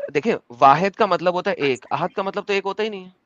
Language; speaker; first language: Hindi; native; Hindi